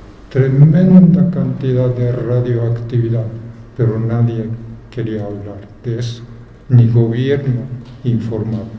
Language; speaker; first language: Spanish; non-native, fluent; Japanese